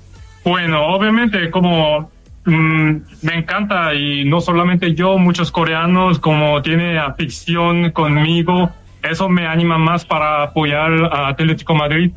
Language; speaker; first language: Spanish; non-native, learner; Korean